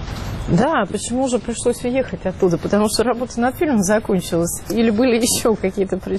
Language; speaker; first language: Russian; native; Russian